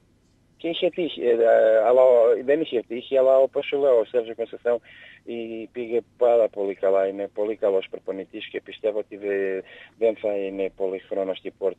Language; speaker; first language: Greek; non-native, learner; Portuguese